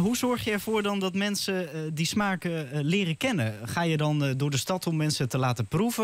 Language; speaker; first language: Dutch; native; Dutch